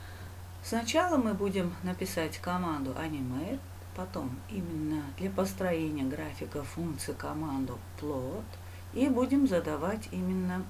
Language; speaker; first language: Russian; non-native, local second language; Uzbek